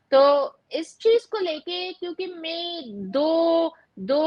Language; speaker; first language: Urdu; non-native, fluent; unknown